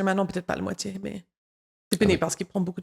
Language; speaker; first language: French; non-native, fluent; English